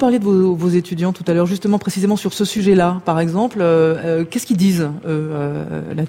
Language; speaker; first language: French; native; French